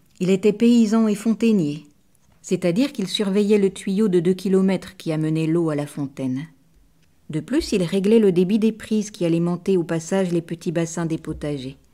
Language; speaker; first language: French; native; French